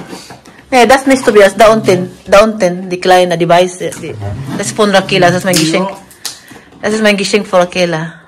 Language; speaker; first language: German; non-native, learner; Cebuano